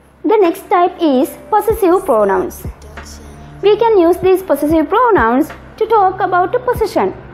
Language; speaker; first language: English; non-native, local second language; Sinhala